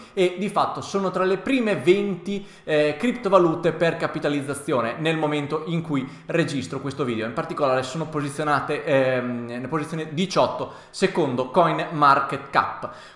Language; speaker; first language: Italian; native; Italian